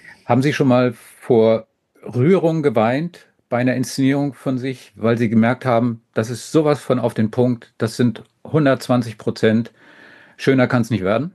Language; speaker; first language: German; native; German